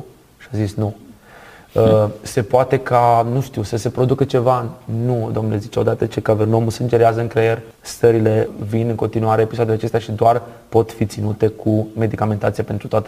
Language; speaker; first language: Romanian; native; Romanian